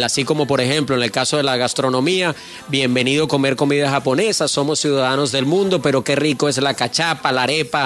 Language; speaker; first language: Spanish; native; Spanish